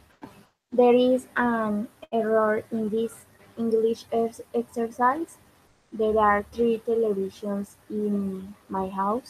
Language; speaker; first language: English; non-native, learner; Spanish